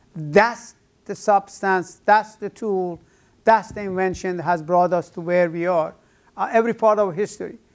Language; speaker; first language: English; non-native, fluent; Persian